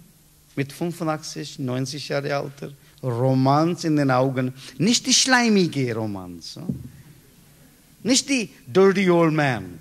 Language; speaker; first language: German; non-native, learner; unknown